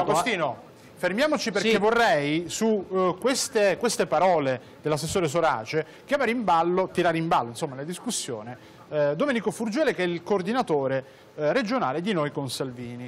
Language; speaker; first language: Italian; native; Italian